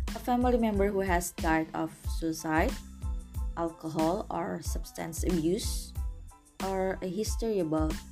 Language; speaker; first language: English; non-native, fluent; Indonesian